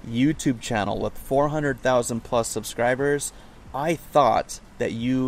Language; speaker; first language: English; native; English